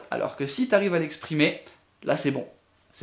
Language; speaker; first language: French; native; French